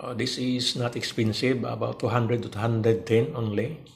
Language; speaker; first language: English; non-native, local second language; Cebuano